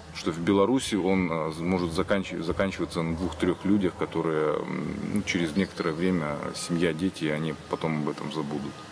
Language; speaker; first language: Russian; native; Russian